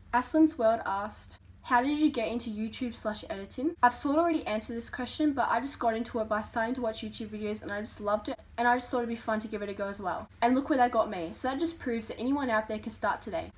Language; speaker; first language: English; native; English